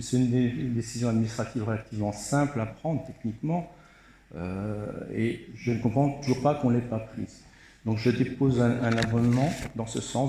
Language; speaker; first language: French; native; French